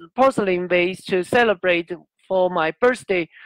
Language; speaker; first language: English; non-native, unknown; Chinese